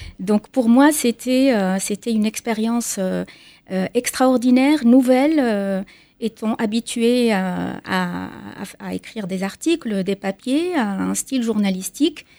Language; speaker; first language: French; non-native, local second language; Arabic